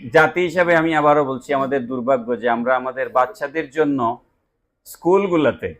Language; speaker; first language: Bangla; native; Bangla